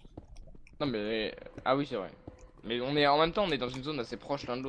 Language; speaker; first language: French; native; French